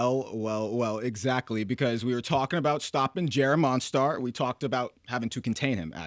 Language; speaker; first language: English; native; English